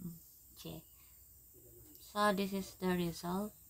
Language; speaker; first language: English; non-native, local second language; Malay